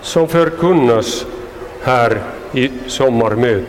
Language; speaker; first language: Swedish; non-native, local second language; Finnish